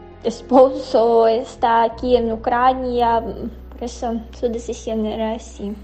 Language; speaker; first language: Spanish; non-native, fluent; Ukrainian